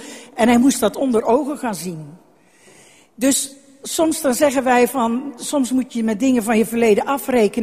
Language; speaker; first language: Dutch; native; Dutch